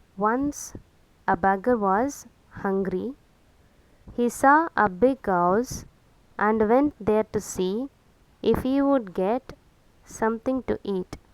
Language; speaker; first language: English; non-native, local second language; Tamil